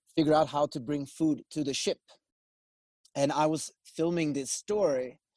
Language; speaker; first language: English; non-native, fluent; Swedish